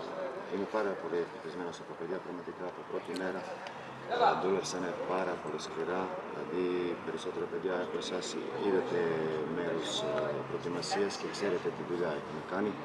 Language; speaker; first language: Greek; non-native, fluent; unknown